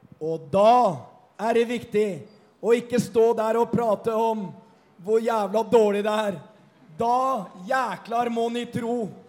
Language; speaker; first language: Norwegian; native; Norwegian